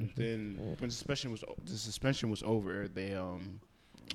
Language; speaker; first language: English; native; English